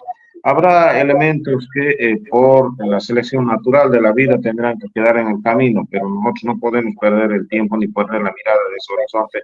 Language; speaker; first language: Spanish; native; Spanish